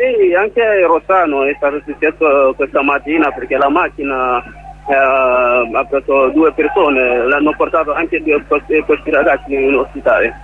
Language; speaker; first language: Italian; non-native, learner; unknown